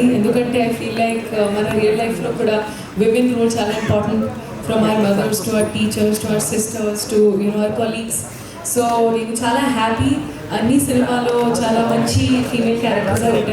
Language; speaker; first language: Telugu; non-native, local second language; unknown